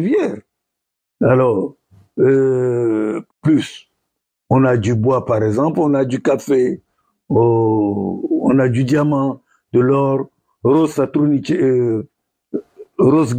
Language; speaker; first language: French; non-native, local second language; Sango